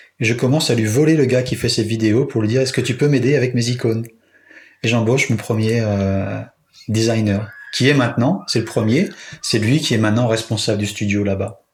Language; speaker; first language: French; native; French